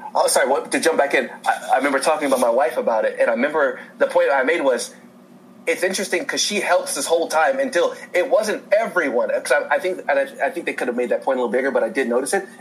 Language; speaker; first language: English; native; English